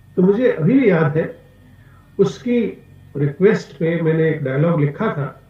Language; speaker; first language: Hindi; non-native, local second language; Punjabi